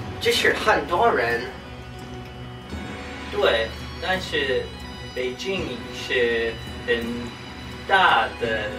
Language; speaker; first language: Chinese; non-native, learner; English